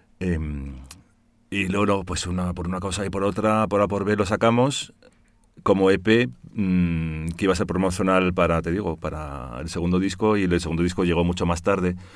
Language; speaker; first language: Spanish; early bilingual, heritage; Spanish